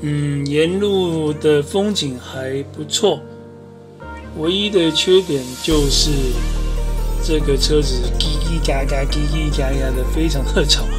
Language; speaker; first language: Chinese; native; Chinese